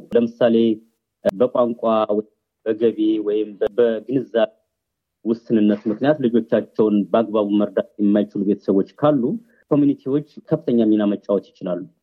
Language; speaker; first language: Amharic; native; Amharic